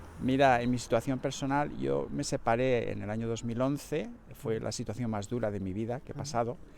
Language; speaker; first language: Spanish; native; Spanish